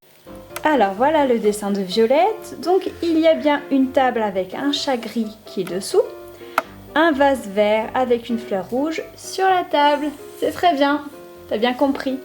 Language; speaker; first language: French; native; French